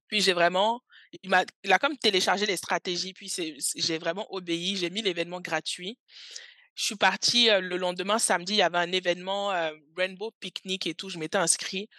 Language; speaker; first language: French; early bilingual, other home language; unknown